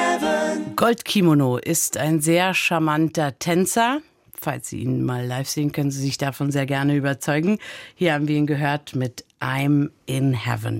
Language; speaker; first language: German; native; German